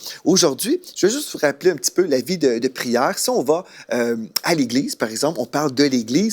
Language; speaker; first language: French; native; French